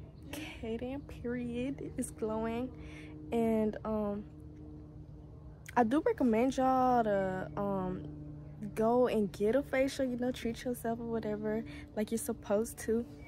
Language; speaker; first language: English; early bilingual, other home language; Spanish